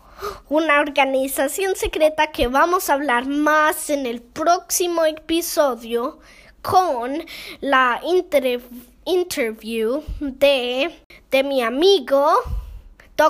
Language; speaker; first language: Spanish; early bilingual, heritage; Spanish